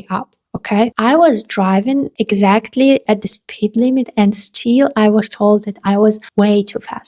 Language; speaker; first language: English; non-native, fluent; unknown